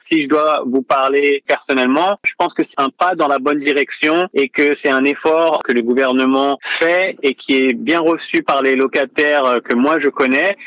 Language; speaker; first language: French; native; French